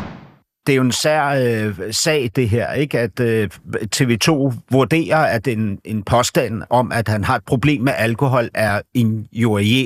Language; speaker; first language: Danish; native; Danish